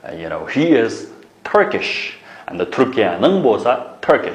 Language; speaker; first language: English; non-native, fluent; Uyghur